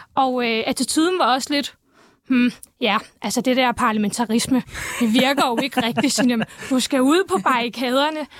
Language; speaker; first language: Danish; early bilingual, other home language; Turkish